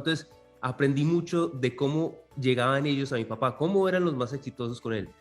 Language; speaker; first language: Spanish; native; Spanish